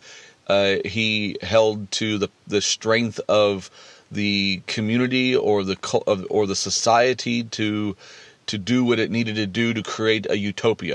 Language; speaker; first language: English; native; English